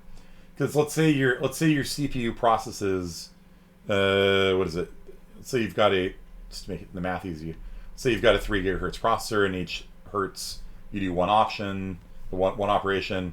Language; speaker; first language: English; native; English